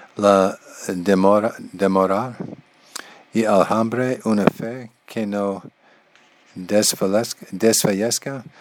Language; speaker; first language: Spanish; non-native, learner; English